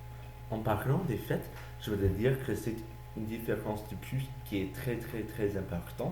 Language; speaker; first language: French; non-native, learner; English